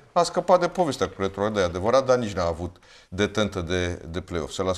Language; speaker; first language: Romanian; native; Romanian